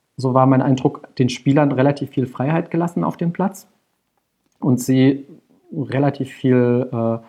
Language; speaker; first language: German; native; German